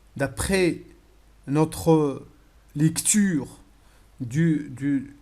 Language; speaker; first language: French; non-native, local second language; Arabic